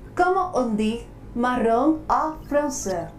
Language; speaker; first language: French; non-native, learner; Spanish